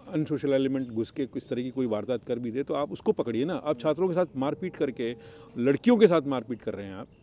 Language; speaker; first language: Hindi; native; Hindi